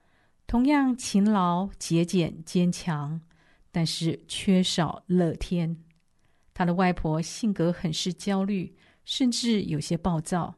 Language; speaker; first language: Chinese; native; Chinese